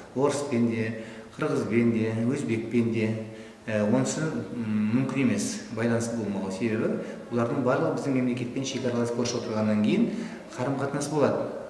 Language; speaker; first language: Kazakh; native; Kazakh